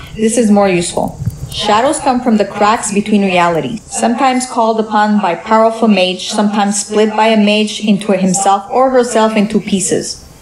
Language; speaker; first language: English; native; English